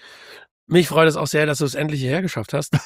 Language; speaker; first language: German; native; German